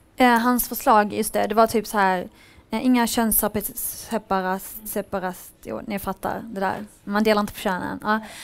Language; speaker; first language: Swedish; early bilingual, other home language; Arabic